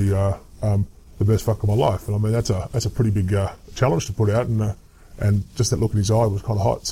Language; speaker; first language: English; native; English